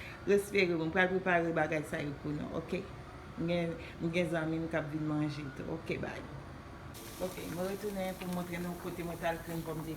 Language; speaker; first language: French; non-native, local second language; Haitian Creole